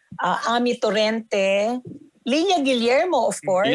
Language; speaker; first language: English; non-native, local second language; Filipino